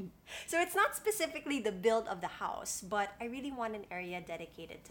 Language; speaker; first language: English; native; English